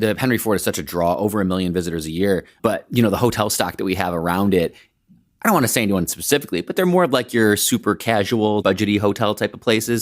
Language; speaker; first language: English; native; English